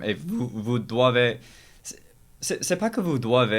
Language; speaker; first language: French; non-native, local second language; English